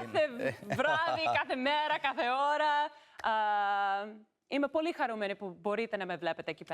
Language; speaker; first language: Greek; early bilingual, heritage; English